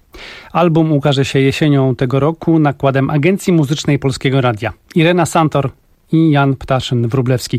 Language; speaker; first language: Polish; native; Polish